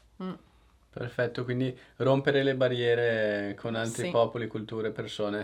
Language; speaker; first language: Italian; native; Italian